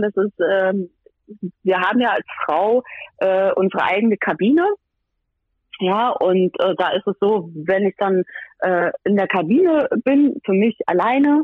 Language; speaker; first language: German; native; German